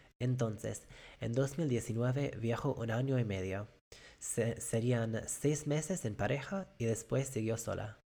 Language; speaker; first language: Spanish; non-native, fluent; English